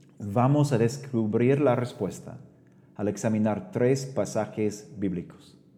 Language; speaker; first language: Spanish; non-native, fluent; English